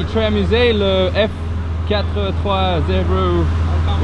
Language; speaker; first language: French; non-native, learner; English